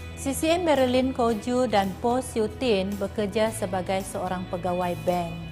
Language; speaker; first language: Malay; non-native, local second language; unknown